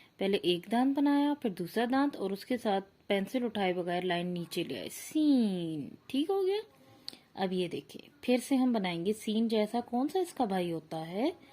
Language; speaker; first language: Urdu; native; Urdu